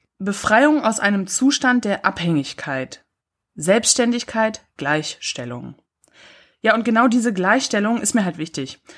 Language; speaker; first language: German; native; German